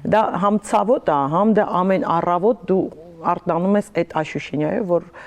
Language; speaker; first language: Armenian; native; Armenian